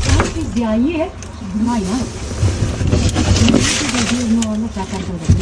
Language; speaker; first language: Spanish; non-native, learner; Arabic